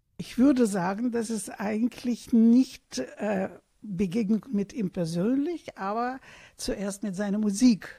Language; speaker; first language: German; non-native, fluent; Russian